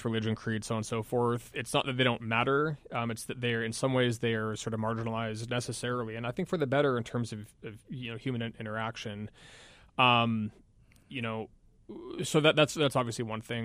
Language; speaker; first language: English; native; English